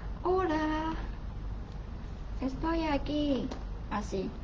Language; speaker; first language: Spanish; non-native, learner; Chinese